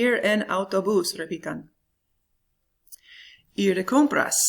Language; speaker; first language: Spanish; non-native, fluent; English